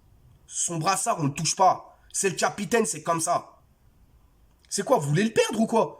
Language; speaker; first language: French; native; French